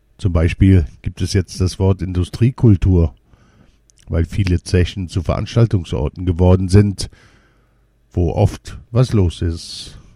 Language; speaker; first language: German; early bilingual, other home language; Polish